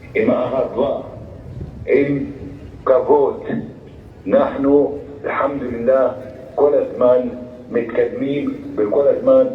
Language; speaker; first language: Hebrew; non-native, local second language; Arabic